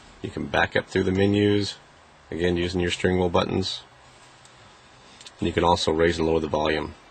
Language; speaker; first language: English; native; English